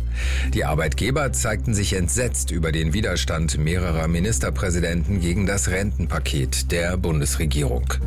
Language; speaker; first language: German; native; German